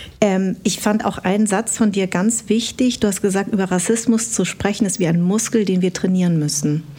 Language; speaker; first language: German; early bilingual, other home language; Vietnamese